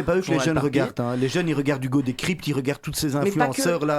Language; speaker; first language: French; native; French